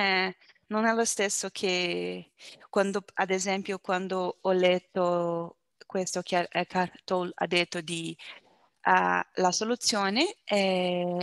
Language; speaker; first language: Italian; non-native, learner; Portuguese